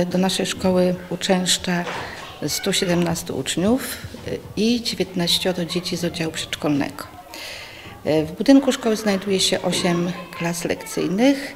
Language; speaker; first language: Polish; native; Polish